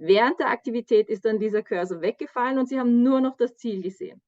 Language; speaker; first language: German; native; German